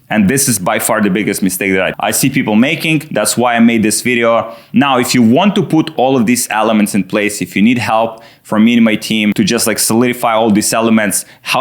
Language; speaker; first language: English; non-native, fluent; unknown